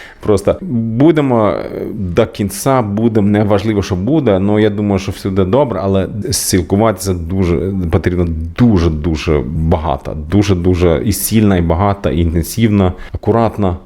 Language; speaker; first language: Ukrainian; non-native, learner; Swedish